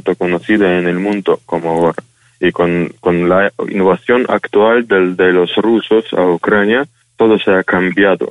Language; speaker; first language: Spanish; non-native, fluent; Ukrainian